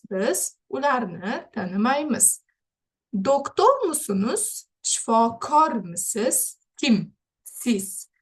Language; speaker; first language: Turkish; non-native, fluent; Uzbek